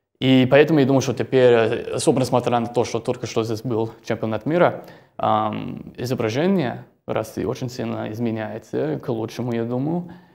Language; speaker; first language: Russian; non-native, fluent; English